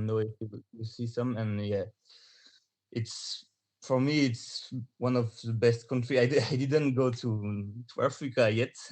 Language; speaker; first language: English; non-native, learner; French